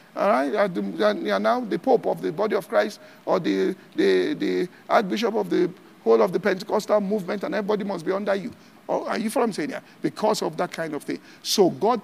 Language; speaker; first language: English; non-native, local second language; Yoruba